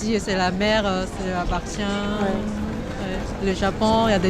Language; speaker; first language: French; non-native, learner; Chinese